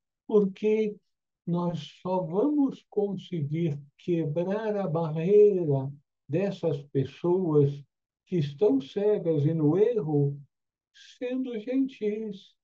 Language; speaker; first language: Portuguese; native; Portuguese